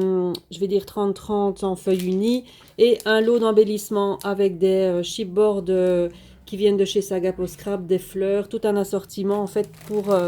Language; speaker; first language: French; native; French